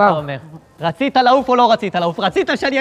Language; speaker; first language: Hebrew; native; Hebrew